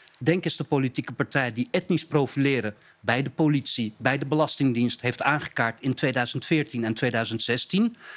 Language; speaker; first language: Dutch; non-native, local second language; Turkish